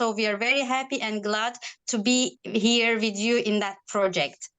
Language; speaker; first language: English; non-native, learner; Turkish